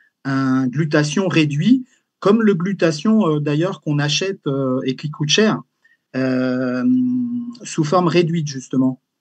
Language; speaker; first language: French; native; French